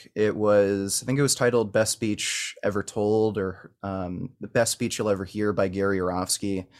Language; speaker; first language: English; native; English